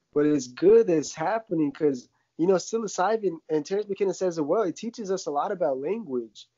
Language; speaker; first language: English; early bilingual, other home language; Russian